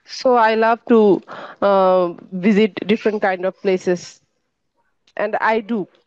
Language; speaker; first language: English; non-native, learner; Bangla